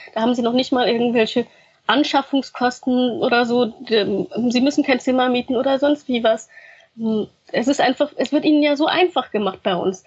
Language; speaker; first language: German; early bilingual, other home language; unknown